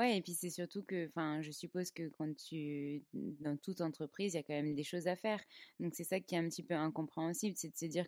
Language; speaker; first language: French; native; French